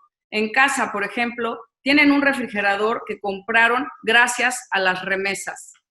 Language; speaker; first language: Spanish; native; Spanish